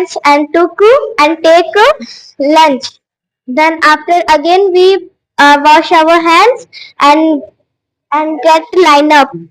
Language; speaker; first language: English; non-native, learner; Hindi